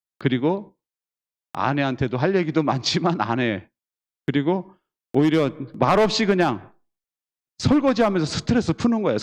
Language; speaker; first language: Korean; native; Korean